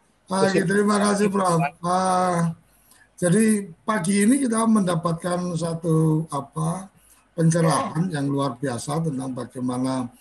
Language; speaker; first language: Malay; native; Malay